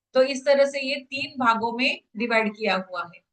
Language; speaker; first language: Hindi; non-native, local second language; Marathi